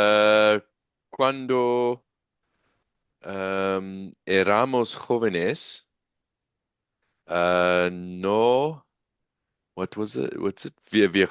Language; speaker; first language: Spanish; non-native, learner; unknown